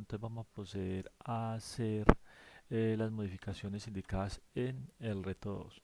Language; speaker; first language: Spanish; native; Spanish